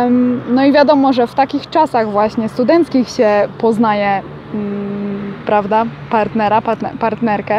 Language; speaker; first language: Polish; native; Polish